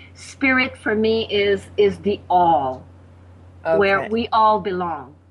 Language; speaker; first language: English; non-native, fluent; French